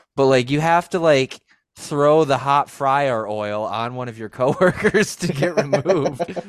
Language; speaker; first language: English; early bilingual, other home language; Italian